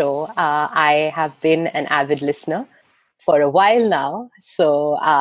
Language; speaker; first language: English; non-native, local second language; Hindi